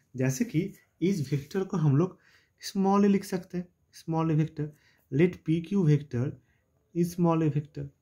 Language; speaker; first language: Hindi; non-native, local second language; Bangla